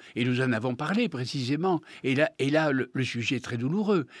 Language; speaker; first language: French; native; French